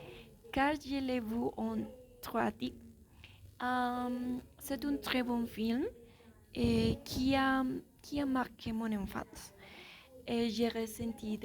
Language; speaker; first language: French; non-native, learner; Spanish